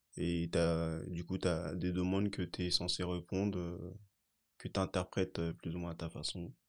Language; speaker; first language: French; early bilingual, other home language; Haitian Creole